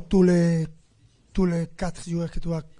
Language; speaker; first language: French; non-native, fluent; Spanish